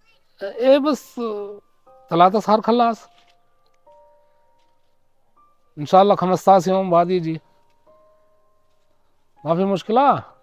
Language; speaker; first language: Arabic; non-native, learner; Hindi